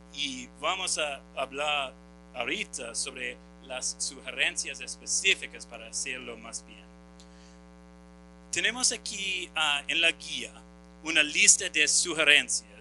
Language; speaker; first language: Spanish; non-native, fluent; English